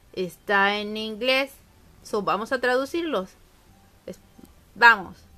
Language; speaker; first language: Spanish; early bilingual, heritage; Spanish